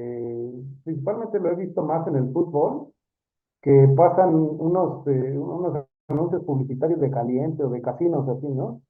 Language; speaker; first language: Spanish; native; Spanish